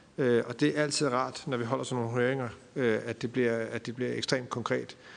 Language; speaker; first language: Danish; native; Danish